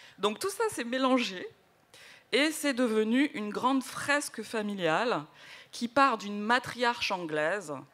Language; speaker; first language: French; native; French